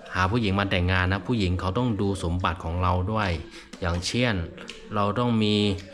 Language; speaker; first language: Thai; non-native, fluent; Chinese